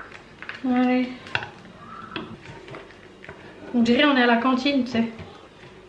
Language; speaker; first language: French; native; French